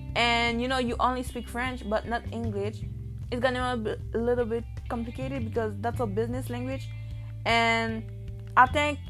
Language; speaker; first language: English; non-native, learner; Haitian Creole